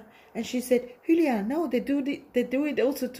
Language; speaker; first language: English; non-native, fluent; German